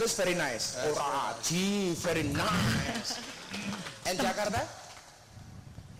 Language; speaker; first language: English; non-native, learner; Javanese